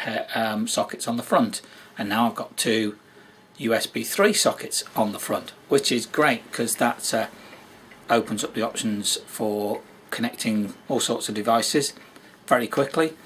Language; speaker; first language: English; native; English